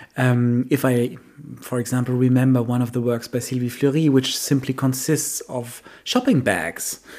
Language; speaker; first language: English; non-native, fluent; German